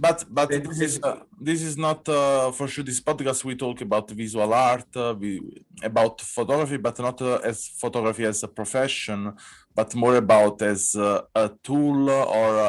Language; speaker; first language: English; non-native, fluent; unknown